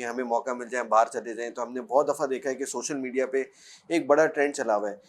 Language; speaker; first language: Urdu; native; Urdu